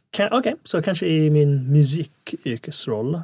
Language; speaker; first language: Swedish; non-native, fluent; English